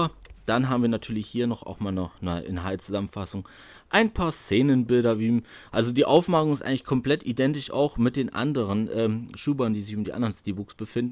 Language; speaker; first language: German; native; German